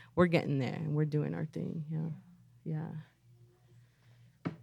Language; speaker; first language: English; native; English